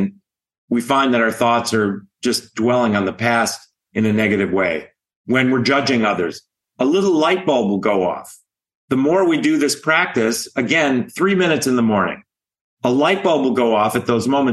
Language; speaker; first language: English; native; English